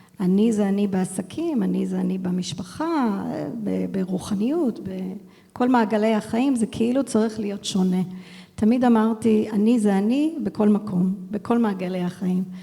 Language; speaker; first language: Hebrew; early bilingual, heritage; English